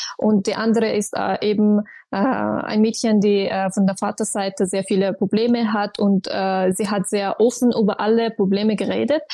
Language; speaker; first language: German; non-native, fluent; Persian